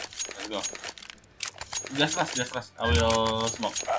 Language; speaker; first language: English; non-native, learner; Sundanese